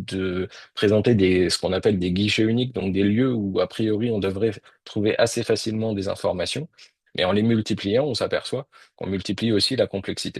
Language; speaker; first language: French; native; French